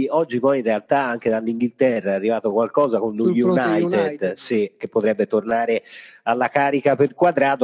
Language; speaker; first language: Italian; native; Italian